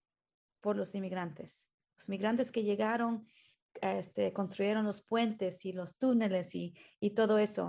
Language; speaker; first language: Spanish; early bilingual, heritage; Spanish